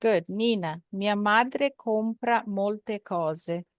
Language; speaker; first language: Italian; non-native, fluent; English